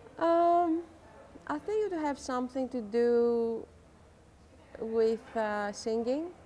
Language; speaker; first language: English; non-native, fluent; Greek